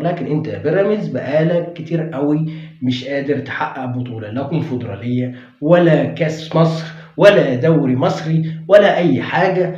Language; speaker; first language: Arabic; native; Arabic